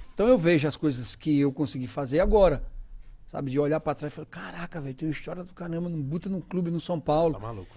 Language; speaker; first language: Portuguese; native; Portuguese